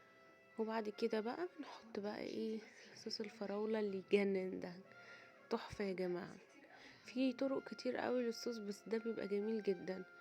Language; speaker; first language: Arabic; native; Arabic